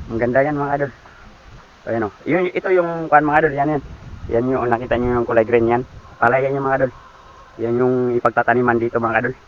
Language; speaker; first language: Filipino; non-native, local second language; Cebuano